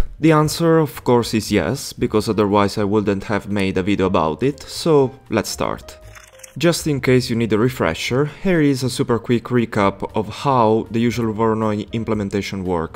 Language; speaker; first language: English; non-native, fluent; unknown